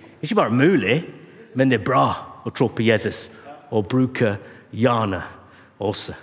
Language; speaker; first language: Norwegian; non-native, fluent; English